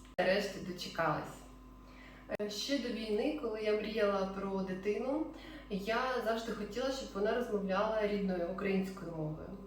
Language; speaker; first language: Ukrainian; non-native, local second language; Russian